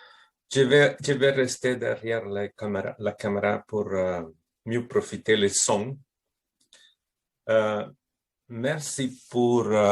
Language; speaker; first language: French; non-native, fluent; Spanish